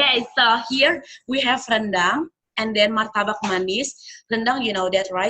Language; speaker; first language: English; non-native, learner; Indonesian